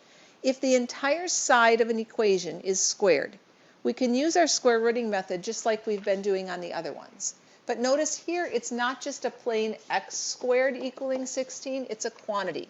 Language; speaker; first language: English; native; English